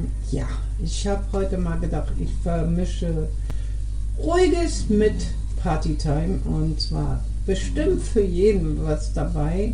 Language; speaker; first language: German; native; German